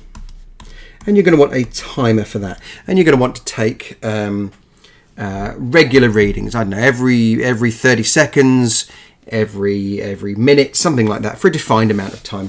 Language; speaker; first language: English; native; English